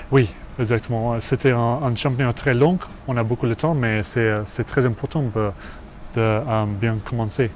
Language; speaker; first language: French; non-native, learner; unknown